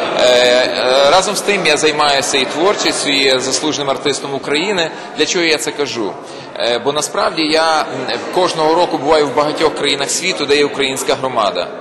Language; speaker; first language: Ukrainian; native; Ukrainian